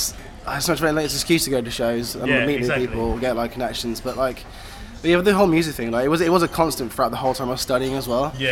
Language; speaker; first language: English; native; English